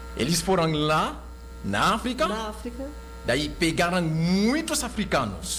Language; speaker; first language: Portuguese; non-native, local second language; Haitian Creole